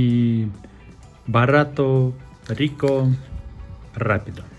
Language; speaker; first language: Spanish; non-native, learner; Russian